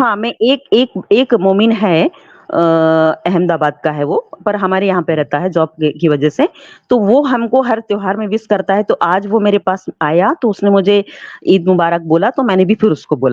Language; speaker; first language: Hindi; native; Hindi